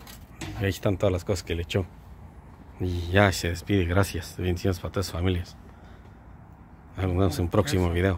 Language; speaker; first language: Spanish; native; Spanish